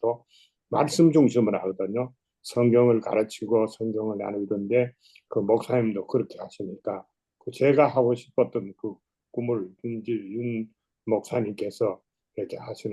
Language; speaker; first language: Korean; native; Korean